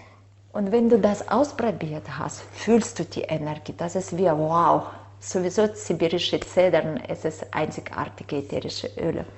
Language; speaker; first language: German; non-native, fluent; Russian